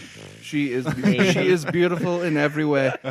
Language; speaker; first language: English; native; English